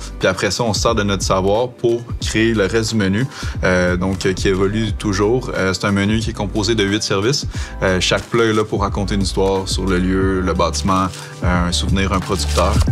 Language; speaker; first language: French; native; French